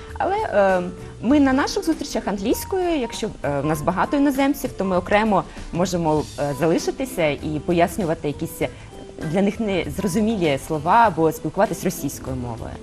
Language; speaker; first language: Ukrainian; non-native, local second language; Russian